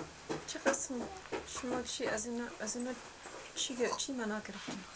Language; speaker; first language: Persian; non-native, fluent; English